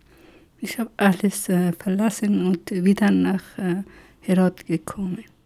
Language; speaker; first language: German; non-native, learner; Persian